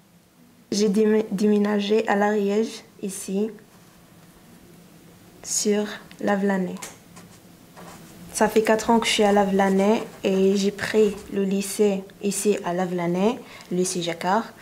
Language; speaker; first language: French; non-native, learner; Arabic